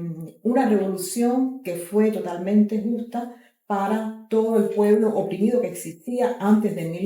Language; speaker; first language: Spanish; native; Spanish